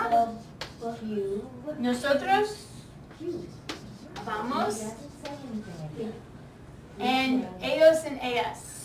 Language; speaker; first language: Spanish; non-native, fluent; English